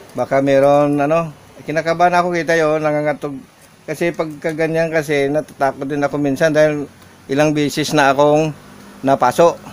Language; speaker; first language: Filipino; non-native, local second language; Hiligaynon